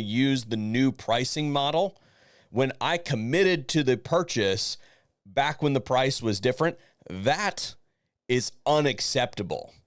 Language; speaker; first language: English; native; English